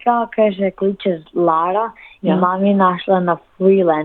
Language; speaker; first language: Slovenian; early bilingual, heritage; Slovenian